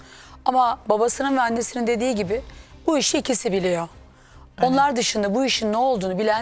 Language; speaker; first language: Turkish; native; Turkish